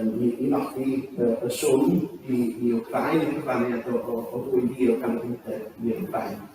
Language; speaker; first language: Welsh; native; Welsh